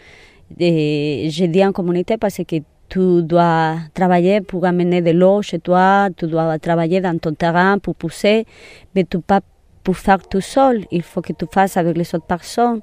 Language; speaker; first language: French; non-native, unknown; Spanish